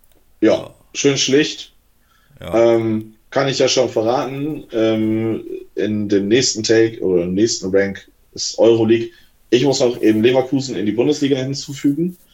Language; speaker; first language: German; native; German